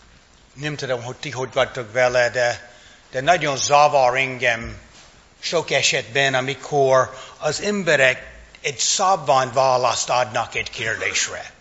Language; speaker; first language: Hungarian; early bilingual, heritage; English